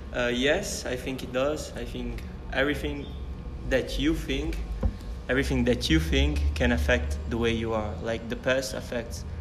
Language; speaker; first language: English; non-native, fluent; Italian